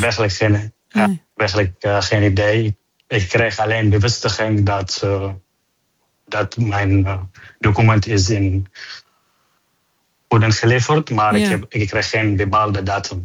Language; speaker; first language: Dutch; non-native, fluent; Arabic